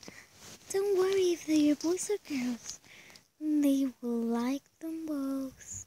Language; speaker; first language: English; non-native, learner; Spanish